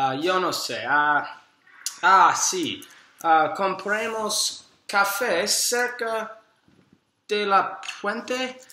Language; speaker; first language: Spanish; non-native, learner; English